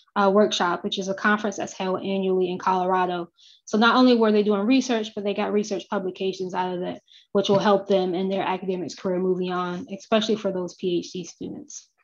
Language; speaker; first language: English; native; English